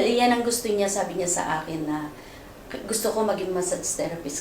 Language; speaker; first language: Filipino; native; Filipino